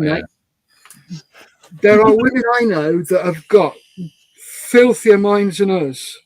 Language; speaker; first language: English; native; English